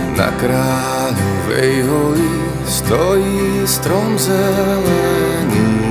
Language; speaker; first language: Slovak; native; Slovak